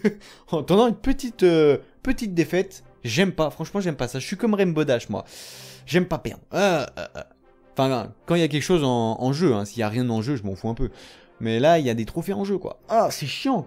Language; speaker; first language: French; native; French